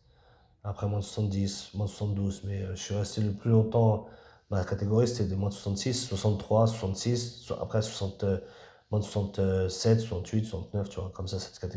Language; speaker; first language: French; native; French